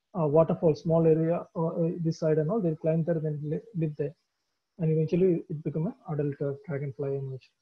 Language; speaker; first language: English; non-native, local second language; Malayalam